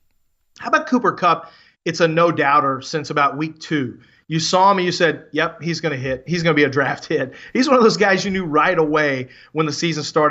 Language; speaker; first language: English; native; English